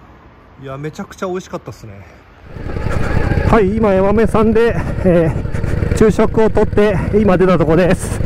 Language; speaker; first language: Japanese; native; Japanese